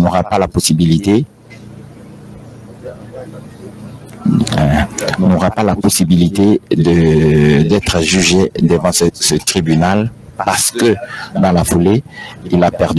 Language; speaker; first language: French; non-native, local second language; Lingala